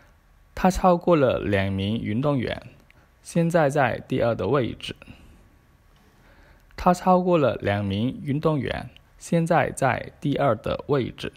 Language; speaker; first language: Chinese; non-native, fluent; Khmer